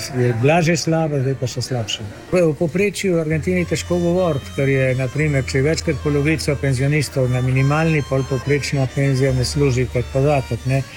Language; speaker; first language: Slovenian; early bilingual, heritage; Slovenian